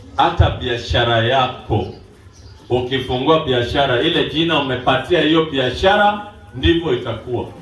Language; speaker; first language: Swahili; non-native, local second language; Luo (Kenya and Tanzania)